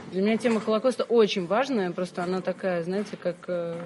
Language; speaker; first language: Russian; early bilingual, other home language; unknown